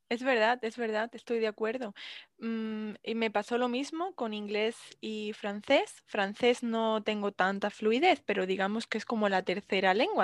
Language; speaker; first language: Spanish; native; Spanish